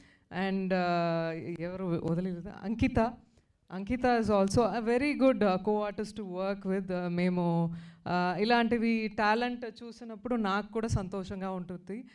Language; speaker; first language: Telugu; non-native, fluent; Tamil